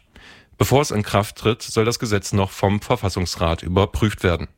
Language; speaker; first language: German; native; German